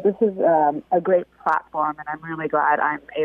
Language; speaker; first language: English; native; English